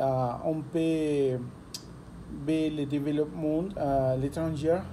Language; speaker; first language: French; non-native, learner; Spanish